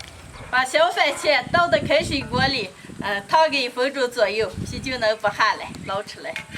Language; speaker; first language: Chinese; native; Chinese